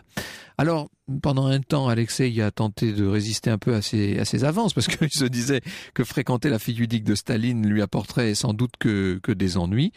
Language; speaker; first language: French; native; French